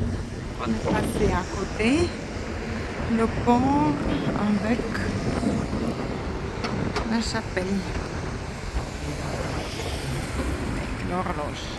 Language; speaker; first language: French; non-native, fluent; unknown